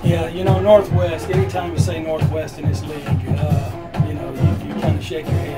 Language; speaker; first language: English; native; English